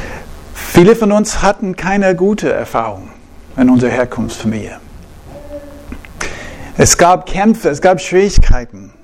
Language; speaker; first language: German; non-native, fluent; English